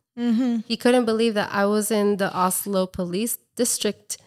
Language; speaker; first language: English; native; English